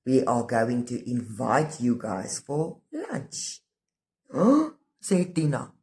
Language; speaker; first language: English; non-native, local second language; Afrikaans